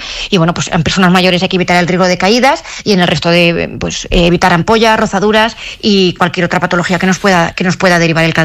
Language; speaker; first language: Spanish; native; Spanish